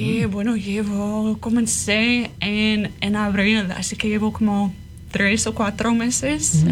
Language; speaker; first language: Spanish; non-native, fluent; English